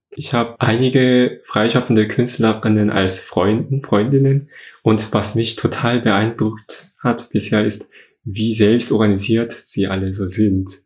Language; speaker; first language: German; non-native, fluent; Korean